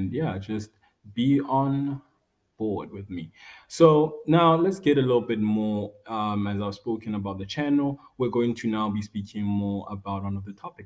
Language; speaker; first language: English; non-native, local second language; Tswana